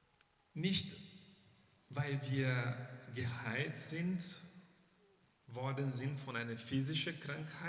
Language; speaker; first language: German; non-native, fluent; Portuguese